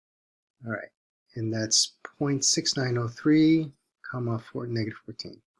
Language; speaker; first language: English; native; English